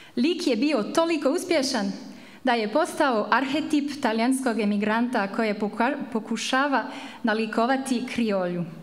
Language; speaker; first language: Croatian; non-native, fluent; French